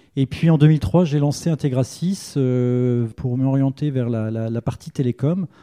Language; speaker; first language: French; native; French